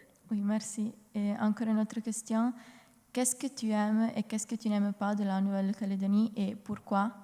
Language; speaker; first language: French; non-native, learner; Italian